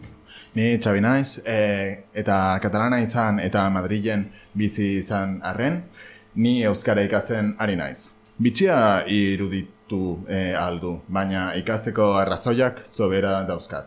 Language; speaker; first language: Basque; non-native, learner; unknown